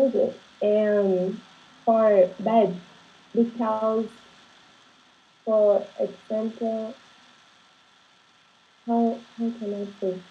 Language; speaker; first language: English; non-native, learner; Portuguese